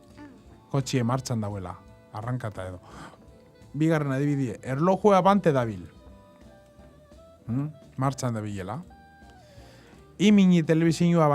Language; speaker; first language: Basque; native; Basque